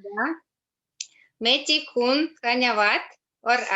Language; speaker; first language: Hindi; non-native, learner; Russian